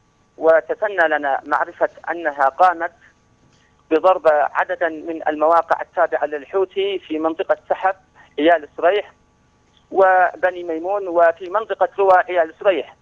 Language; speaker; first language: Arabic; native; Arabic